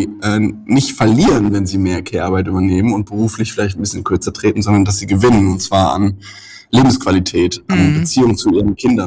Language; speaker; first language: German; native; German